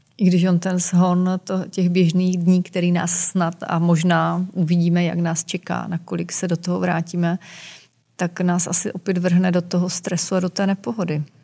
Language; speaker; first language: Czech; native; Czech